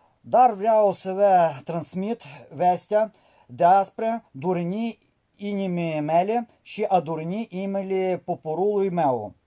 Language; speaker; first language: Romanian; non-native, learner; Ukrainian